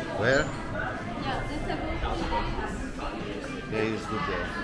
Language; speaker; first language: English; non-native, learner; Turkish